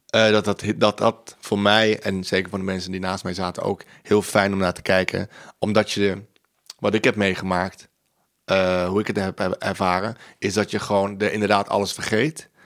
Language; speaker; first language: Dutch; native; Dutch